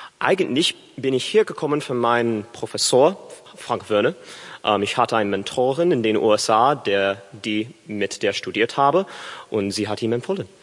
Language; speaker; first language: German; non-native, learner; English